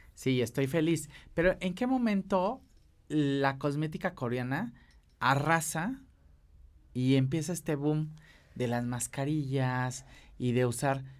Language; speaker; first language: Spanish; native; Spanish